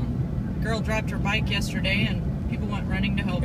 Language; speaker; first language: English; native; English